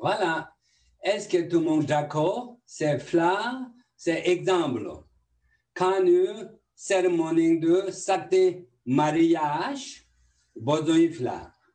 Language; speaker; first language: French; non-native, learner; Tibetan